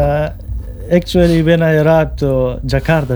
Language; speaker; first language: English; non-native, local second language; Pashto